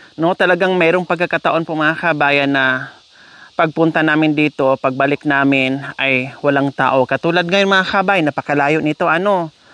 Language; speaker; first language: Filipino; non-native, local second language; Cebuano